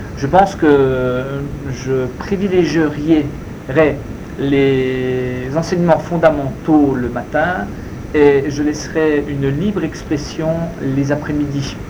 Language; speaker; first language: French; non-native, fluent; Spanish